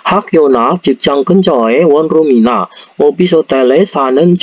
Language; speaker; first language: Korean; non-native, fluent; Indonesian